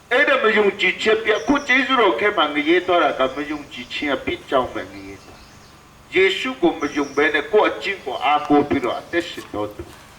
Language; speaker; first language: Burmese; non-native, local second language; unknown